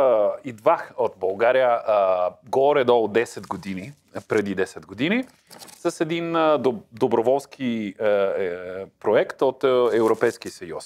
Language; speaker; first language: Bulgarian; non-native, learner; Italian